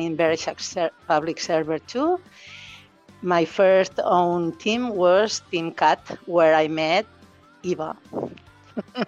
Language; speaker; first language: English; non-native, fluent; Catalan